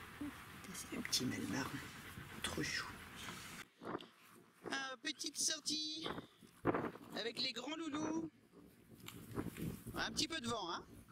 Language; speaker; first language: French; native; French